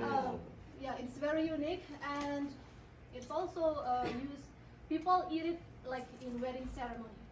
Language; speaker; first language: English; non-native, local second language; Indonesian